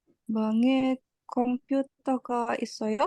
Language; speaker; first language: Korean; non-native, learner; Indonesian